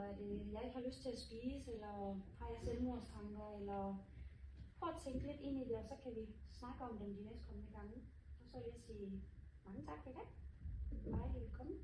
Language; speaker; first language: Danish; native; Danish